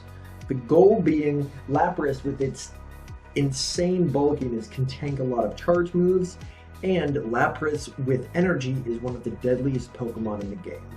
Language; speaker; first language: English; native; English